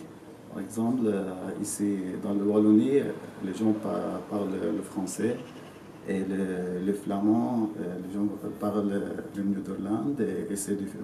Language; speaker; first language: French; non-native, learner; Arabic